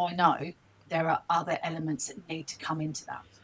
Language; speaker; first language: English; native; English